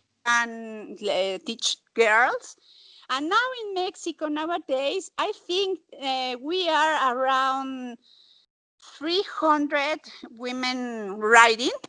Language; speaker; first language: English; non-native, learner; Spanish